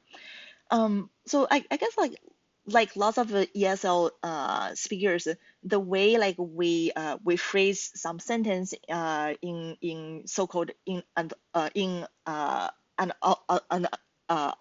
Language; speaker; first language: English; non-native, fluent; Chinese